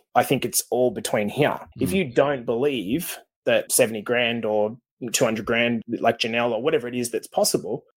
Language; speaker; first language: English; native; English